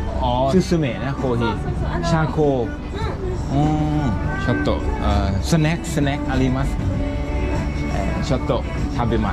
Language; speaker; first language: Japanese; non-native, learner; Thai